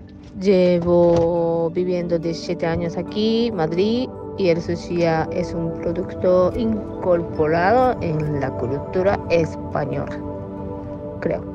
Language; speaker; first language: Spanish; non-native, fluent; Japanese